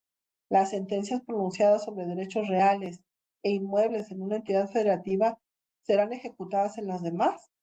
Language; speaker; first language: Spanish; native; Spanish